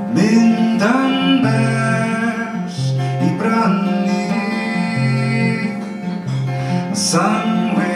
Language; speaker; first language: Welsh; native; Welsh